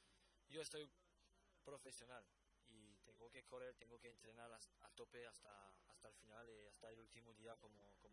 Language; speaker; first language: Spanish; non-native, fluent; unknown